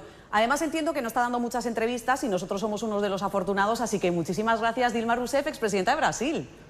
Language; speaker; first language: Spanish; native; Spanish